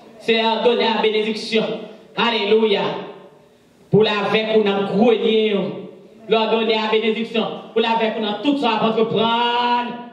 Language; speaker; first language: French; non-native, local second language; Haitian Creole